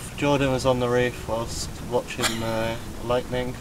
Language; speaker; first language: English; native; English